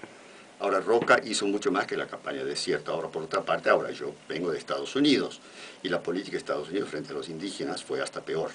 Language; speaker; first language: Spanish; non-native, fluent; English